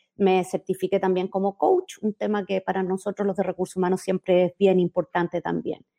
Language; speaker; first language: Spanish; native; Spanish